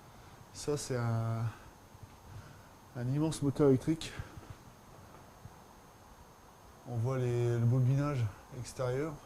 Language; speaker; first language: French; native; French